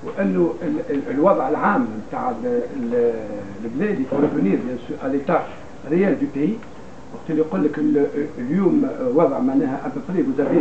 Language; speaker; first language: Arabic; native; Arabic